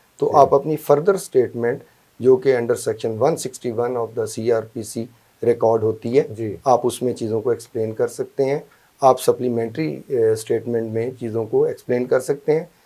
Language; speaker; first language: Urdu; non-native, local second language; Punjabi